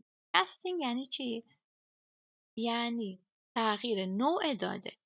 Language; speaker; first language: Persian; native; Persian